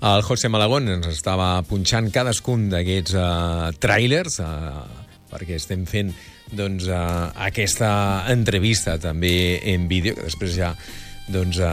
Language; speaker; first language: Catalan; native; Catalan